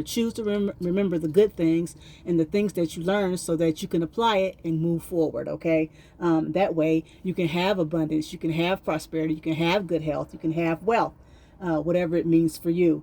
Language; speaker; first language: English; native; English